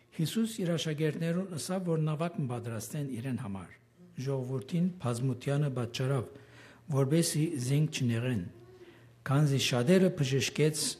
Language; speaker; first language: Armenian; early bilingual, heritage; Armenian